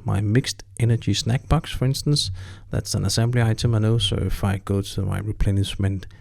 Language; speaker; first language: English; non-native, fluent; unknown